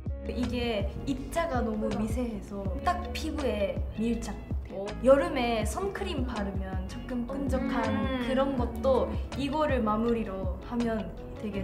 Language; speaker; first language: Korean; non-native, fluent; Japanese